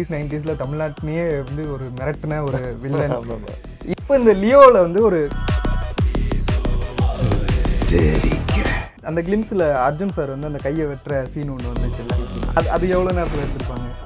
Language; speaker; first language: Tamil; native; Tamil